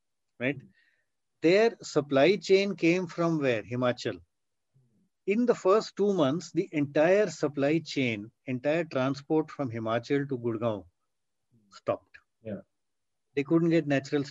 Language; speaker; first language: English; non-native, local second language; Hindi